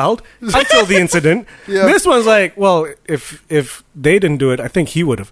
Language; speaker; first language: English; native; English